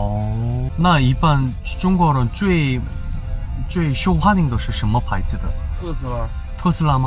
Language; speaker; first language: Chinese; non-native, learner; Korean